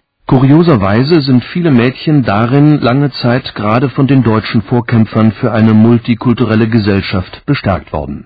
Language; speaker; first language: German; native; German